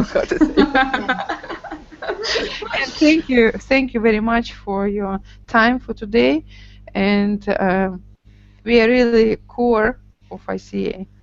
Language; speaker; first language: English; non-native, learner; Russian